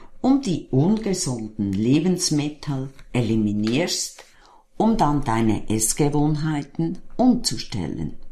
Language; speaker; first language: German; native; German